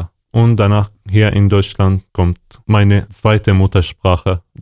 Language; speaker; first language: German; non-native, learner; Arabic